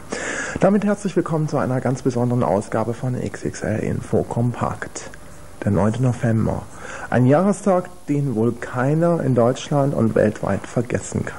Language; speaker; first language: German; native; German